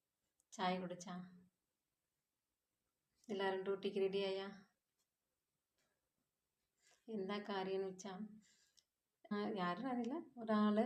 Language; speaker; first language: Malayalam; non-native, local second language; Tamil